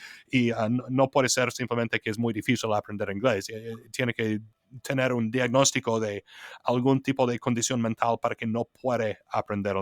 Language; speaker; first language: Spanish; non-native, fluent; English